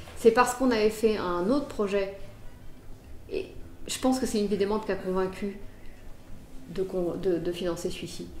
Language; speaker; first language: French; native; French